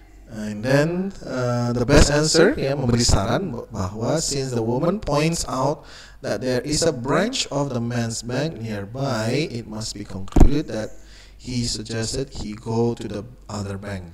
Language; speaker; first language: English; non-native, fluent; Indonesian